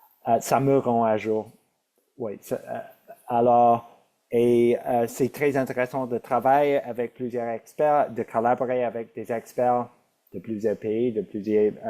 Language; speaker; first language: French; non-native, local second language; English